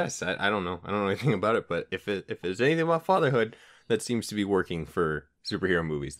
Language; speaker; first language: English; native; English